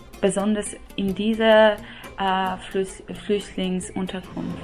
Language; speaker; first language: German; non-native, fluent; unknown